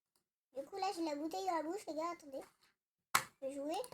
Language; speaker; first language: French; native; French